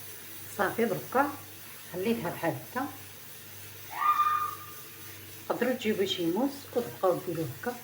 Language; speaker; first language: Arabic; native; Arabic